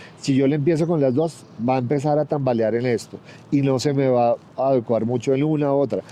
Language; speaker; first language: Spanish; native; Spanish